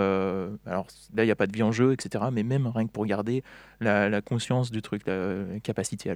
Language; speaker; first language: French; native; French